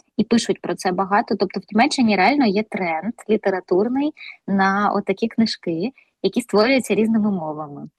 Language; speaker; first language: Ukrainian; non-native, local second language; Russian